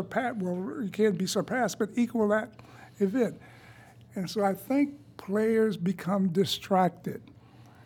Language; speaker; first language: English; native; English